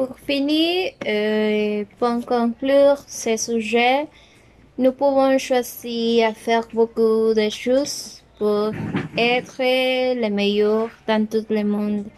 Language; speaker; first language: French; non-native, learner; Spanish